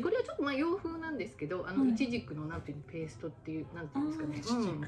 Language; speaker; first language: Japanese; native; Japanese